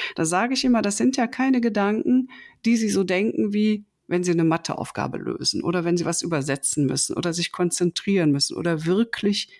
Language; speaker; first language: German; native; German